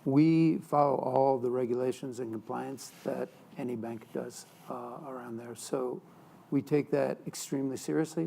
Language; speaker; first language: English; native; English